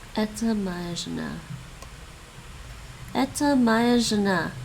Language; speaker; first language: Russian; non-native, learner; Dutch